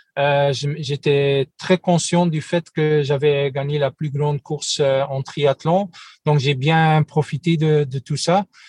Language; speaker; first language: French; non-native, local second language; Dutch